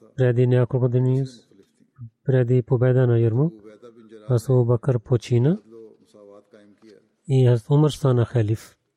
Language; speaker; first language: Bulgarian; non-native, learner; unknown